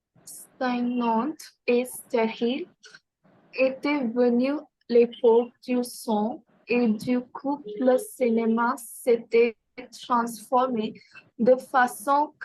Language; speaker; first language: French; non-native, learner; Bangla